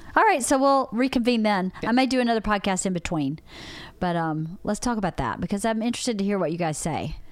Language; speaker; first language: English; native; English